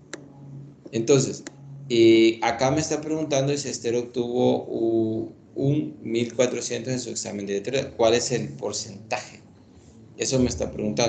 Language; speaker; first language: Spanish; native; Spanish